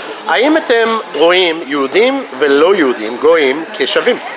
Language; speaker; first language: Hebrew; non-native, fluent; English